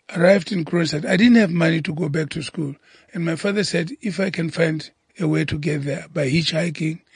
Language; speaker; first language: English; non-native, local second language; Southern Sotho